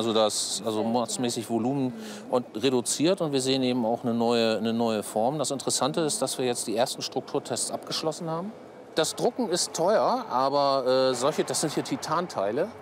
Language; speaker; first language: German; native; German